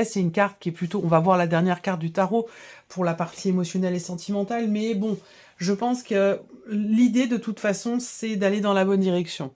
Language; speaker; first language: French; native; French